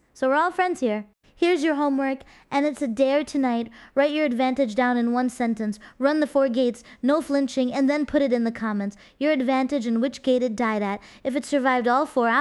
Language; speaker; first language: English; native; English